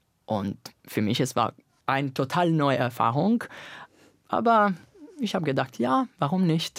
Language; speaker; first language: German; non-native, learner; Italian